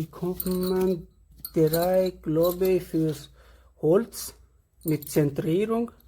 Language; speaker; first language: German; non-native, learner; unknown